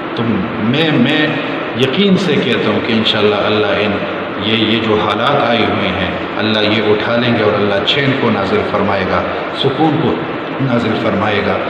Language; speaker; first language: Urdu; non-native, local second language; Pashto